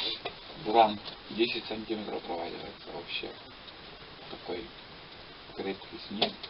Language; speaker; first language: Russian; native; Russian